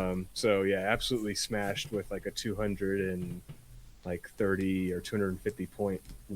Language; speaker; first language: English; native; English